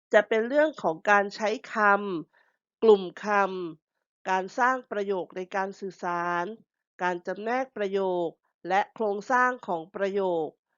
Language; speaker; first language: Thai; native; Thai